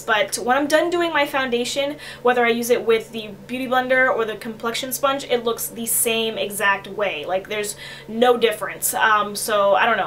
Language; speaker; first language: English; native; English